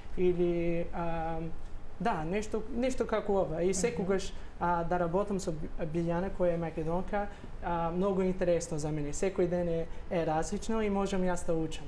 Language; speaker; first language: Macedonian; non-native, learner; English